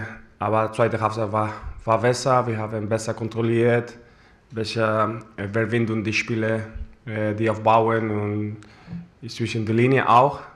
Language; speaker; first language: German; non-native, fluent; Spanish